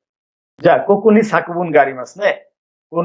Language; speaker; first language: Japanese; non-native, fluent; Bangla